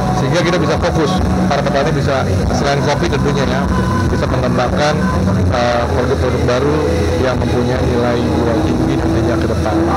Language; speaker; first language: Indonesian; native; Indonesian